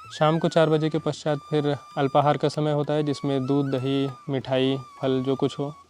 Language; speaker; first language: Hindi; native; Hindi